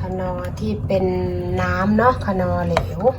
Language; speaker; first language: Thai; native; Thai